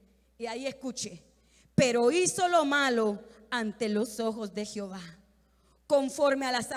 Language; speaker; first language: Spanish; native; Spanish